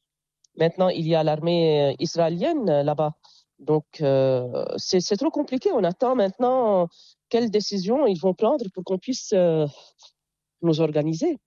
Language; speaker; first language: French; non-native, local second language; Arabic